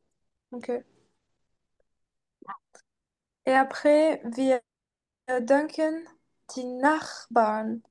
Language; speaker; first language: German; non-native, learner; French